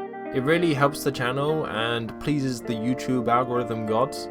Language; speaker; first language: English; native; English